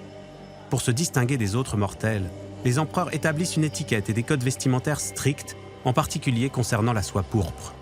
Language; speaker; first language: French; native; French